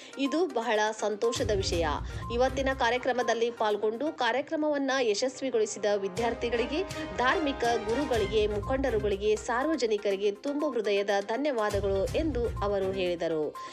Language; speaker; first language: Kannada; native; Kannada